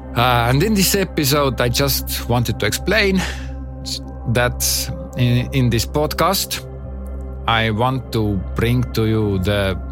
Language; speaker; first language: English; non-native, learner; Estonian